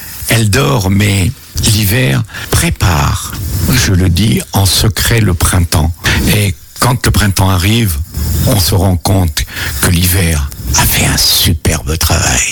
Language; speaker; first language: French; native; French